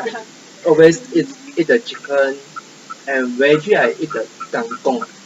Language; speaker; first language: English; non-native, local second language; Malay